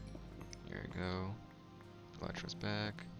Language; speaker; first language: English; native; English